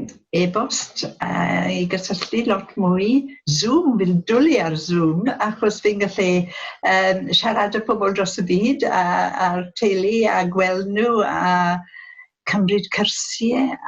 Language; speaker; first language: Welsh; non-native, local second language; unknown